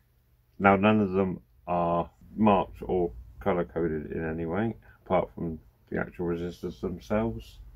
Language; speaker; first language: English; native; English